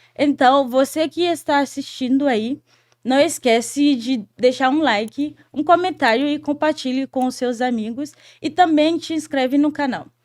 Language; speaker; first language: Portuguese; non-native, fluent; Haitian Creole